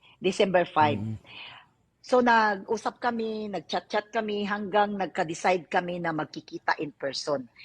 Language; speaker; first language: Filipino; non-native, local second language; Cebuano